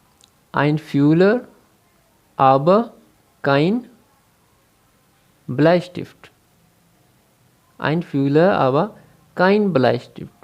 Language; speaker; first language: German; non-native, fluent; Urdu